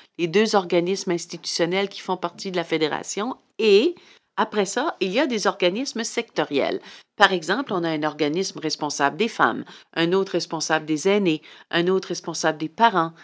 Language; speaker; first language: French; native; French